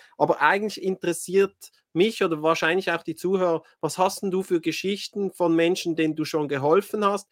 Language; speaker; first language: German; native; German